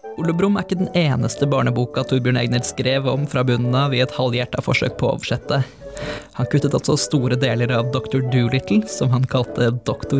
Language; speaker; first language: Norwegian; native; Norwegian